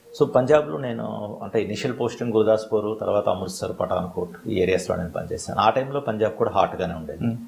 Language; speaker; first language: Telugu; native; Telugu